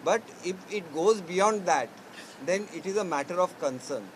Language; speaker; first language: English; non-native, local second language; Marathi